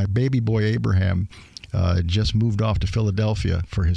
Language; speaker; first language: English; native; English